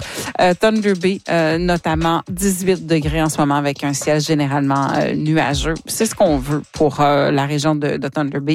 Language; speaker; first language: French; native; French